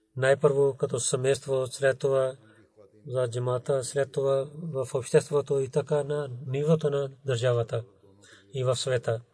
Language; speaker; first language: Bulgarian; non-native, learner; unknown